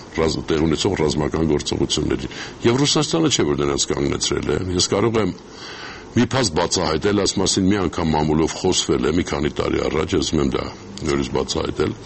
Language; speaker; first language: Armenian; native; Armenian